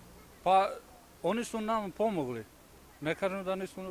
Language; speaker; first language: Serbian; non-native, local second language; Albanian